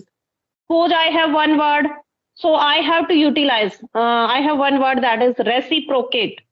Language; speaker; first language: English; non-native, local second language; Hindi